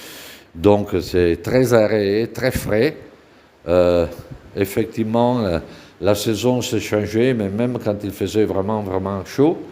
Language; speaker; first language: French; non-native, fluent; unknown